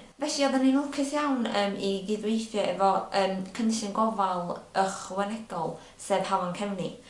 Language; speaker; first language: Welsh; native; Welsh